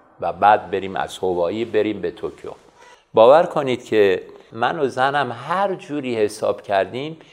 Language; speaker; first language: Persian; native; Persian